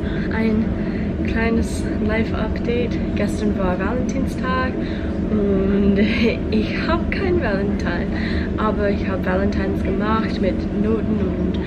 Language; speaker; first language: German; non-native, learner; English